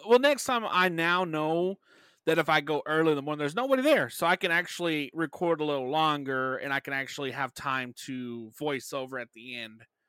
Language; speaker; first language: English; native; English